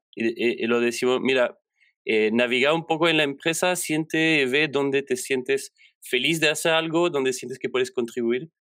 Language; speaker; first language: Spanish; non-native, fluent; French